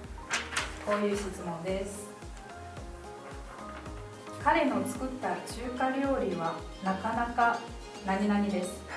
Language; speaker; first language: Japanese; non-native, fluent; Chinese